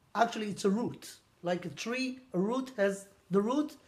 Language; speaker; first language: English; non-native, fluent; Hebrew